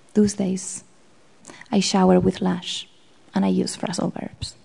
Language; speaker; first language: English; non-native, fluent; Basque